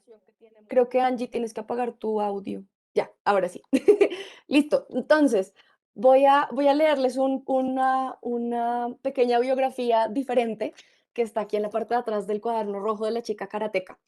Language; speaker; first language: Spanish; native; Spanish